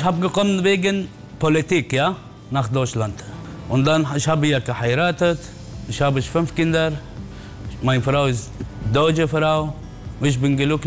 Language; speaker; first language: German; non-native, learner; Turkish